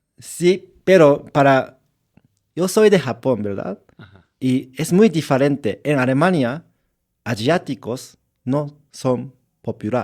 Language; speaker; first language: Spanish; non-native, learner; Japanese